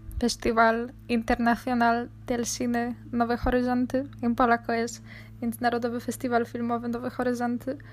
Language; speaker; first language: Spanish; non-native, fluent; Polish